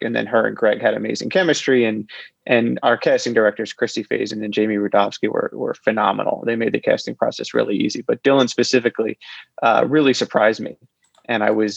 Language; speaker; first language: English; native; English